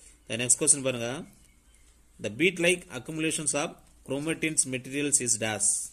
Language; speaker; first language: English; non-native, local second language; Tamil